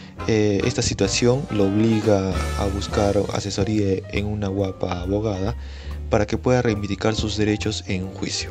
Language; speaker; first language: Spanish; native; Spanish